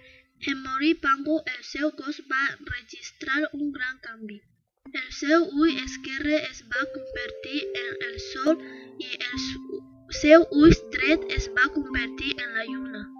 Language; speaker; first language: Catalan; non-native, learner; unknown